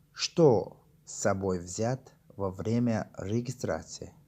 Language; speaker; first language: Russian; non-native, local second language; Tajik